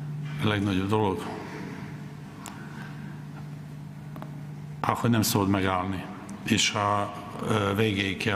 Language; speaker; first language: Hungarian; non-native, learner; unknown